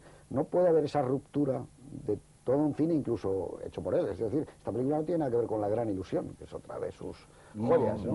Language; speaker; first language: Spanish; native; Spanish